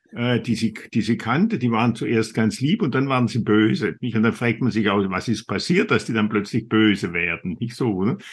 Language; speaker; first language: German; native; German